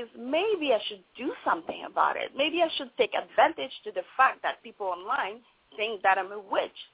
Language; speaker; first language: English; non-native, fluent; French